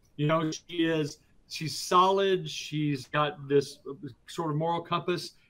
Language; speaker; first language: English; native; English